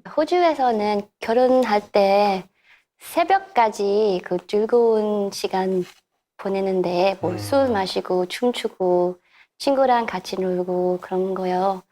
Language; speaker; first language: Korean; non-native, learner; English